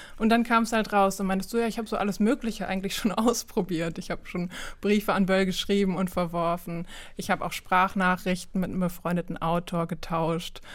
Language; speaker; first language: German; native; German